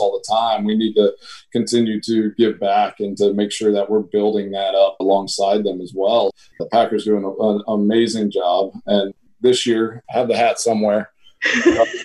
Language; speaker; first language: English; native; English